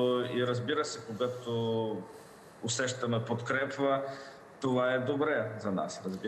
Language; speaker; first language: Bulgarian; non-native, fluent; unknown